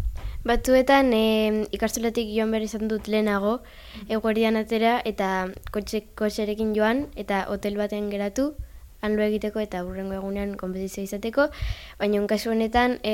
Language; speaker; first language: Basque; non-native, local second language; Spanish